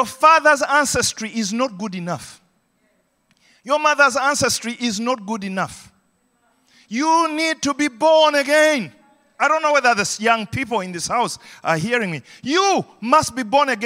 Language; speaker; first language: English; non-native, local second language; Ganda